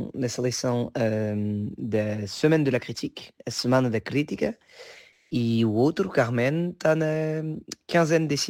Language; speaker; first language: Portuguese; non-native, fluent; French